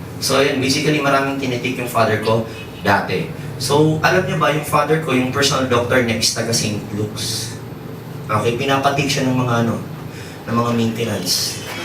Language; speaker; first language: Filipino; non-native, local second language; Waray